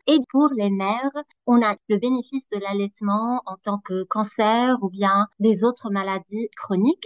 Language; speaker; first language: French; non-native, fluent; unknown